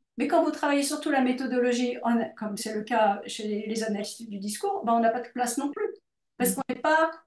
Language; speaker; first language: French; native; French